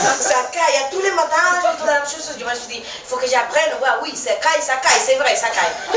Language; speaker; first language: French; non-native, fluent; Spanish